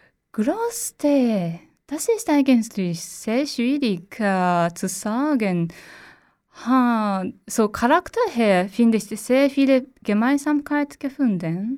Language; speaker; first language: German; non-native, learner; Japanese